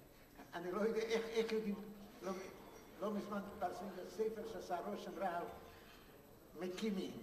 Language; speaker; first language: Hebrew; non-native, fluent; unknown